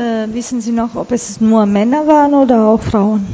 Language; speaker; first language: German; non-native, fluent; Italian